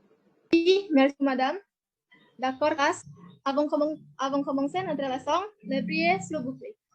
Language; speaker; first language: French; non-native, learner; Indonesian